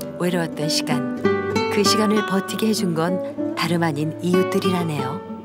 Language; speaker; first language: Korean; native; Korean